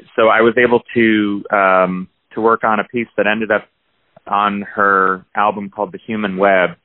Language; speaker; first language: English; native; English